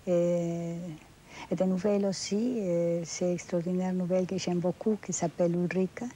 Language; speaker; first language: French; non-native, fluent; Spanish